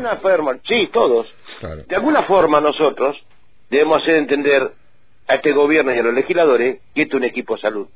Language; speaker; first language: Spanish; native; Spanish